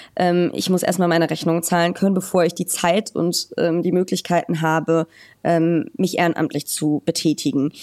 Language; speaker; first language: German; native; German